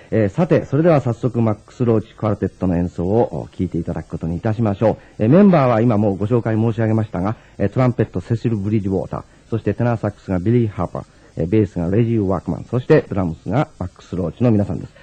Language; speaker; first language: Japanese; native; Japanese